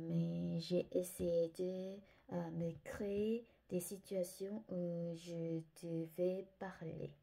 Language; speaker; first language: French; non-native, fluent; Korean